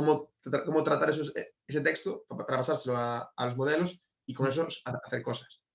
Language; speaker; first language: Spanish; native; Spanish